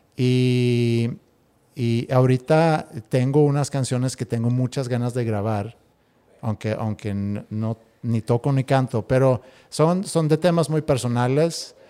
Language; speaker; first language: Spanish; non-native, fluent; Swedish